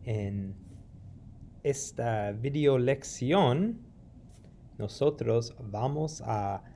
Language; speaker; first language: Spanish; non-native, fluent; English